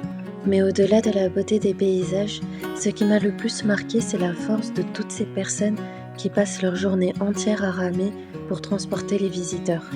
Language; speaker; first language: French; native; French